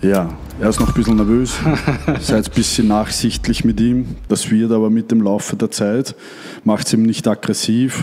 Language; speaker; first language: German; native; German